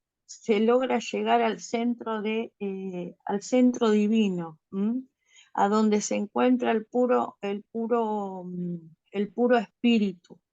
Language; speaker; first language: Spanish; native; Spanish